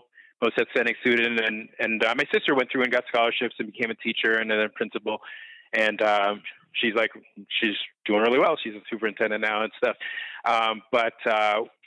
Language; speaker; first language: English; native; English